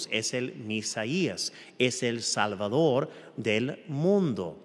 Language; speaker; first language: Spanish; non-native, fluent; English